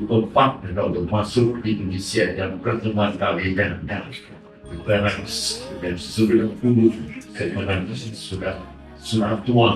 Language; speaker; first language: Indonesian; non-native, learner; Thai